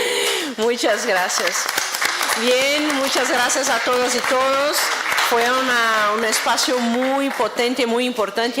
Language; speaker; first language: Spanish; non-native, fluent; Portuguese